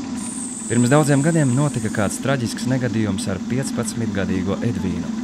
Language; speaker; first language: Latvian; native; Latvian